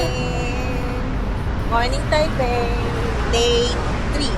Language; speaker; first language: English; non-native, local second language; Filipino